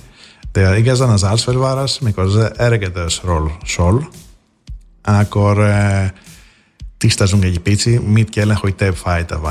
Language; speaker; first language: Hungarian; non-native, fluent; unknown